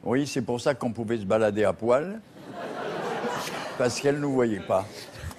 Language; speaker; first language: French; native; French